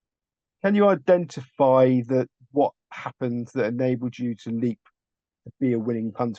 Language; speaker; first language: English; native; English